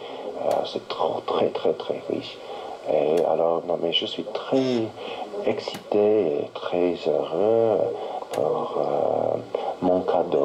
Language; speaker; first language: French; non-native, learner; English